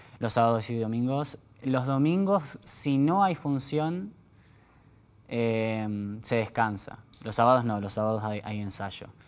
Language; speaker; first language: Spanish; native; Spanish